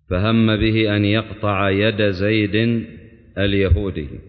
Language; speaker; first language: Arabic; native; Arabic